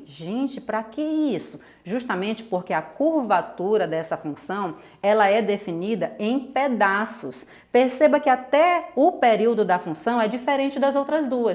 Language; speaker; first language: Portuguese; native; Portuguese